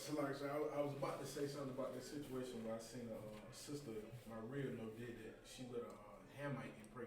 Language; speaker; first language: English; native; English